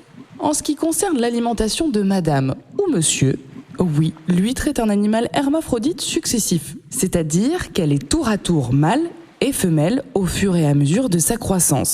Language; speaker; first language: French; native; French